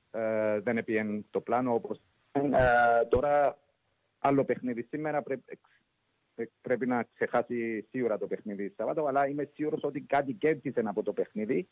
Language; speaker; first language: Greek; early bilingual, heritage; English